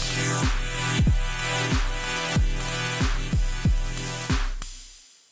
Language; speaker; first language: English; non-native, local second language; Yoruba